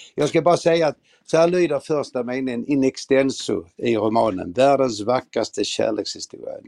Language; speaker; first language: Swedish; native; Swedish